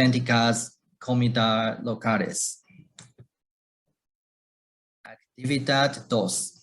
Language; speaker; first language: Spanish; non-native, learner; Chinese